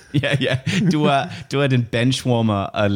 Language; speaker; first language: Danish; non-native, learner; English